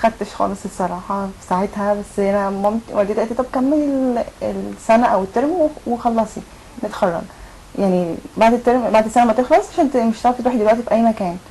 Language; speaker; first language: Arabic; native; Arabic